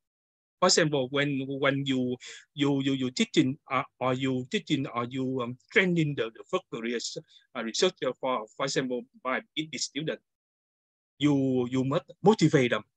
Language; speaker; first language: English; non-native, learner; Vietnamese